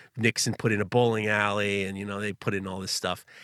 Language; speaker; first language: English; native; English